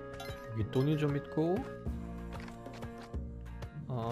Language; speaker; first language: Korean; non-native, fluent; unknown